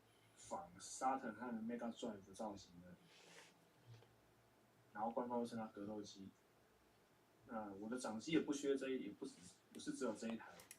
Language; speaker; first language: Chinese; native; Chinese